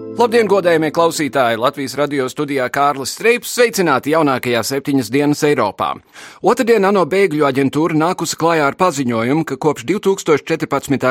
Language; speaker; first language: Latvian; early bilingual, heritage; Latvian